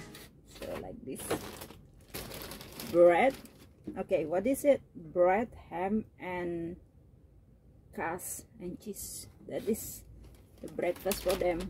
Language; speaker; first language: English; non-native, learner; Indonesian